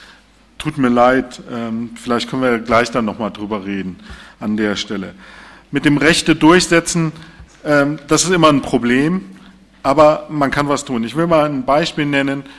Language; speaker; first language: German; native; German